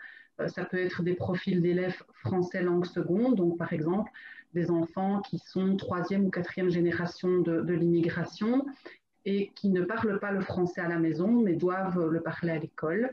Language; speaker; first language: French; native; French